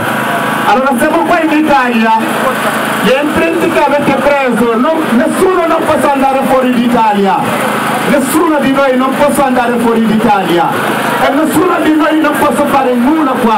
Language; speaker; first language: Italian; non-native, learner; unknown